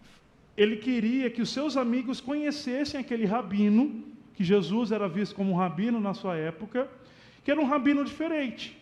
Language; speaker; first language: Portuguese; native; Portuguese